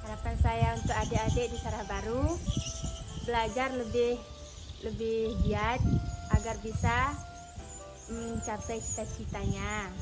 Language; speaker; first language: Indonesian; non-native, local second language; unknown